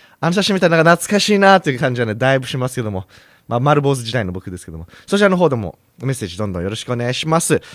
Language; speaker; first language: Japanese; native; Japanese